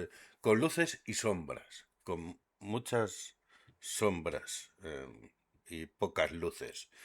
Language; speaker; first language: Spanish; native; Spanish